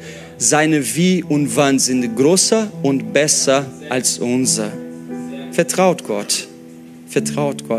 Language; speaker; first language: German; non-native, fluent; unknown